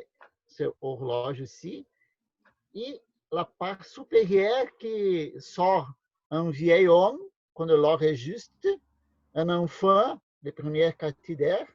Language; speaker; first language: French; non-native, learner; Portuguese